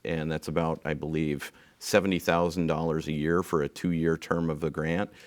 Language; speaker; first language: English; native; English